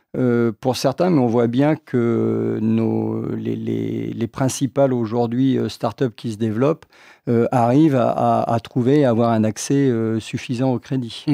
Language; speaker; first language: French; native; French